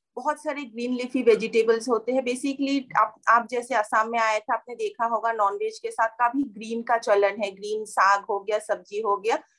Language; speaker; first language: Hindi; non-native, local second language; Assamese